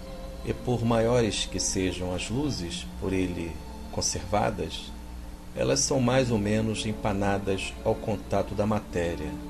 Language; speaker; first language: Portuguese; native; Portuguese